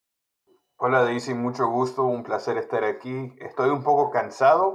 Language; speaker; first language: Spanish; early bilingual, heritage; Spanish